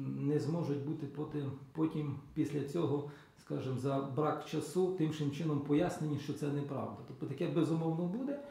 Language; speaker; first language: Ukrainian; native; Ukrainian